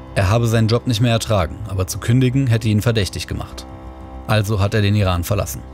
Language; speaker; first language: German; early bilingual, other home language; Persian